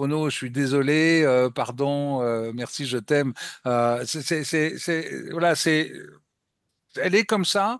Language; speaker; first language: French; native; French